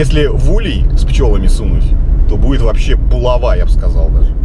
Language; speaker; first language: Russian; native; Russian